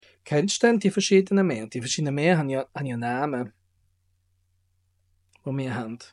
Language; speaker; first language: German; native; German